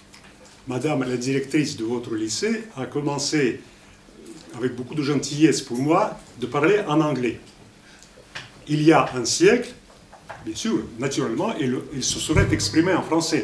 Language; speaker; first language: French; non-native, fluent; Russian